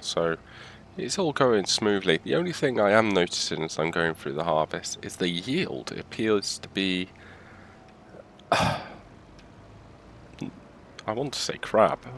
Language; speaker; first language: English; native; English